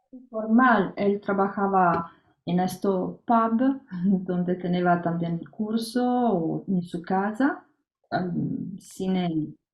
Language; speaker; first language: Spanish; non-native, learner; Italian